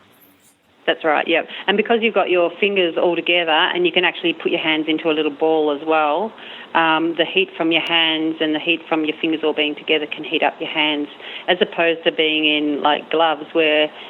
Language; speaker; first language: English; native; English